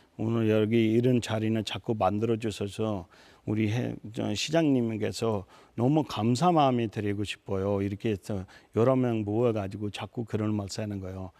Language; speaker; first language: Korean; non-native, fluent; Punjabi